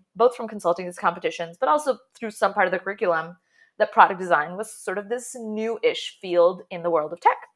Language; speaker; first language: English; non-native, fluent; Arabic